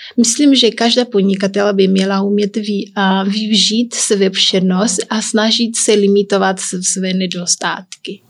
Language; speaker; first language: Czech; non-native, learner; Kabuverdianu